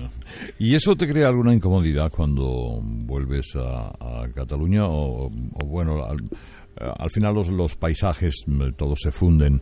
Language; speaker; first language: Spanish; native; Spanish